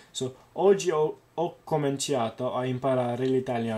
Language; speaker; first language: Italian; non-native, learner; English